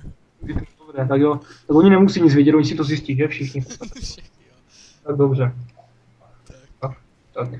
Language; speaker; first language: Czech; native; Czech